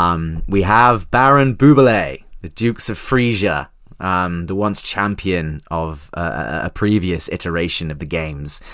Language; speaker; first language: English; native; English